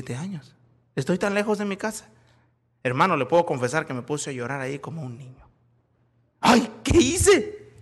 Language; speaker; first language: Spanish; native; Spanish